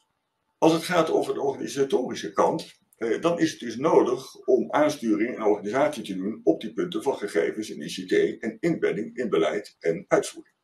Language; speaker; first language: Dutch; native; Dutch